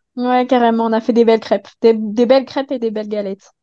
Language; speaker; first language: French; native; French